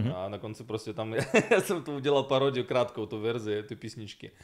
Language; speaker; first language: Czech; non-native, fluent; Russian